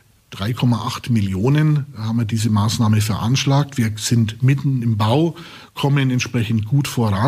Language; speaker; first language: German; native; German